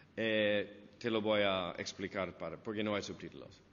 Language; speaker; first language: Spanish; non-native, fluent; English